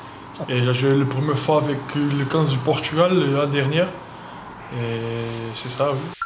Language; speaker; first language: French; non-native, learner; Portuguese